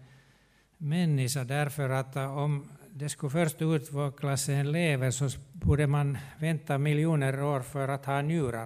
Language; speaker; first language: Swedish; non-native, local second language; Finnish